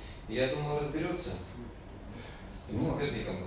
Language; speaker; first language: Russian; native; Russian